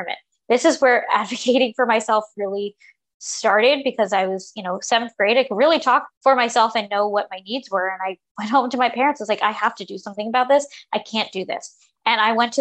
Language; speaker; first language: English; native; English